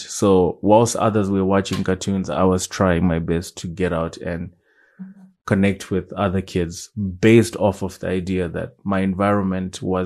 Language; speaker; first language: English; non-native, local second language; Shona